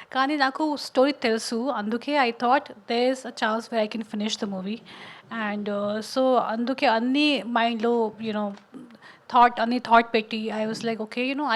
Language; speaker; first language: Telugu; non-native, learner; Hindi